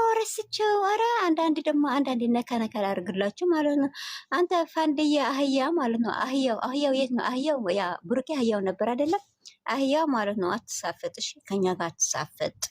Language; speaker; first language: Amharic; non-native, local second language; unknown